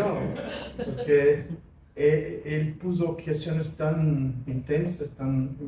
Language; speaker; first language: Spanish; non-native, fluent; Portuguese